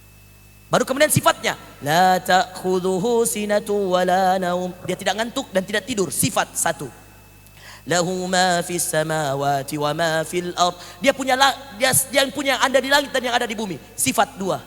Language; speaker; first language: Indonesian; native; Indonesian